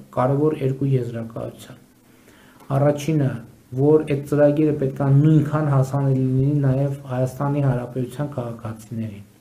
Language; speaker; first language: Armenian; native; Armenian